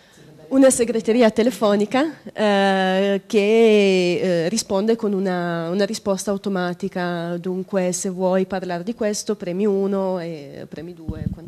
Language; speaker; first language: Italian; native; Italian